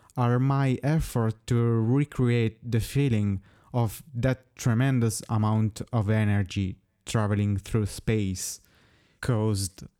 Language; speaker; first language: English; non-native, fluent; Italian